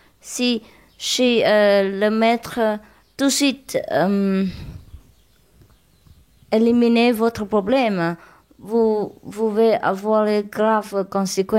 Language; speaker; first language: French; non-native, learner; Chinese